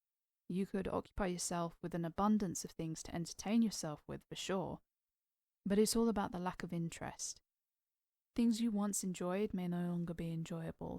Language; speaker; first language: English; native; English